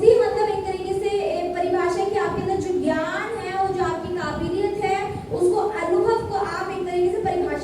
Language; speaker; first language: Hindi; native; Hindi